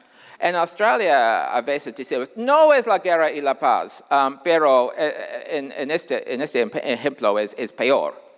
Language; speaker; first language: Spanish; non-native, fluent; English